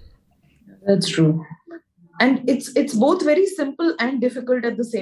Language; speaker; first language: English; non-native, local second language; Hindi